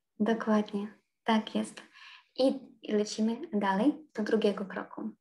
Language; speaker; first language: Polish; non-native, fluent; Ukrainian